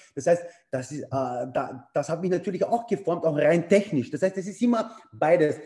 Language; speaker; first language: German; early bilingual, other home language; Bulgarian